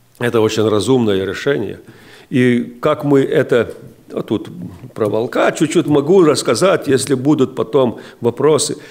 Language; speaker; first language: Russian; non-native, local second language; Lithuanian